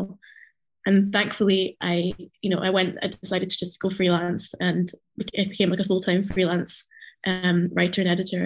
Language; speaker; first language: English; native; English